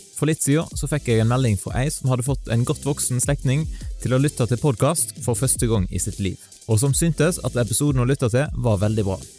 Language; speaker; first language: Norwegian; native; Norwegian